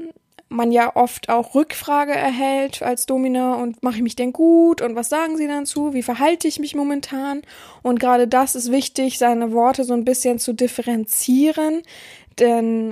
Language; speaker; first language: German; native; German